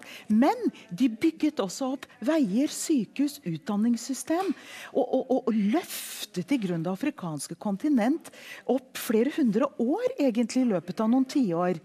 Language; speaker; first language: Norwegian; early bilingual, heritage; Norwegian